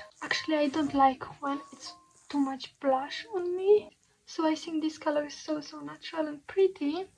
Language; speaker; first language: English; non-native, fluent; Romanian